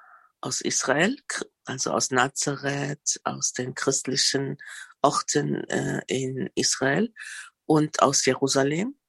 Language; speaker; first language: German; non-native, fluent; Arabic